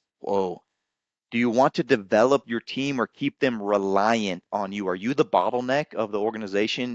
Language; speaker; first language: English; native; English